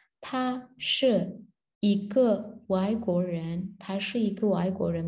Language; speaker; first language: Chinese; non-native, learner; Turkish